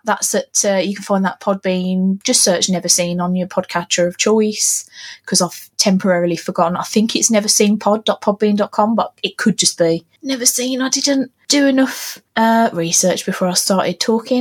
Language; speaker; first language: English; native; English